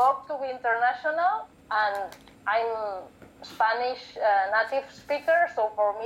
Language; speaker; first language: English; non-native, fluent; Catalan